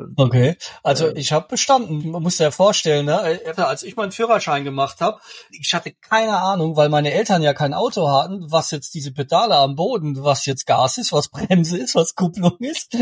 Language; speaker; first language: German; native; German